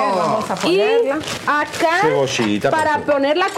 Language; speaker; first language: Spanish; native; Spanish